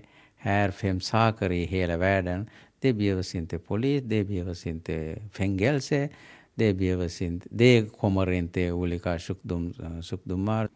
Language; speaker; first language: Swedish; non-native, learner; Sinhala